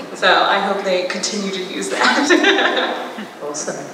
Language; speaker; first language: English; native; English